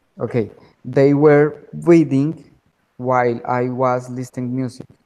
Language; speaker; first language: English; non-native, learner; Spanish